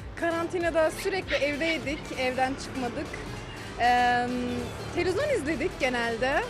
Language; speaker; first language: Turkish; early bilingual, heritage; Turkish